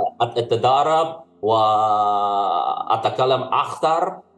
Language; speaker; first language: Arabic; non-native, learner; Cantonese